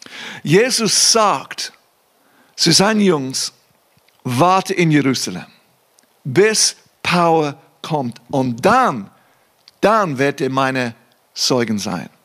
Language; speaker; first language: German; non-native, fluent; English